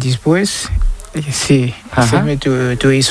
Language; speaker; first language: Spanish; non-native, learner; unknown